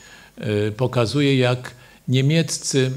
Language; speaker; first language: Polish; native; Polish